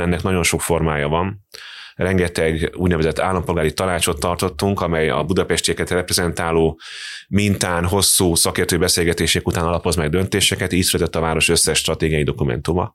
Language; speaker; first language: Hungarian; native; Hungarian